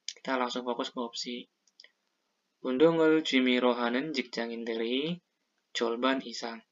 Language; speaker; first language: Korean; non-native, fluent; Indonesian